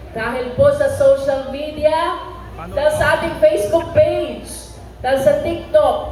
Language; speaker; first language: Filipino; native; Filipino